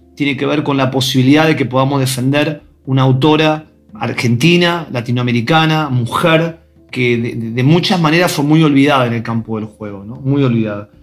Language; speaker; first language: Spanish; native; Spanish